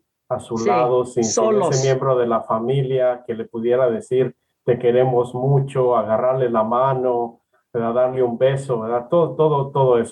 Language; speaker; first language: Spanish; native; Spanish